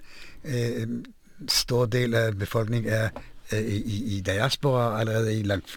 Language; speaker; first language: Danish; non-native, fluent; Hebrew